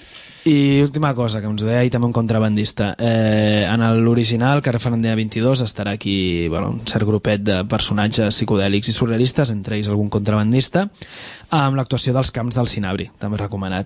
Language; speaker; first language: Catalan; native; Catalan